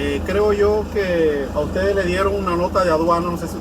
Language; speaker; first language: Spanish; native; Spanish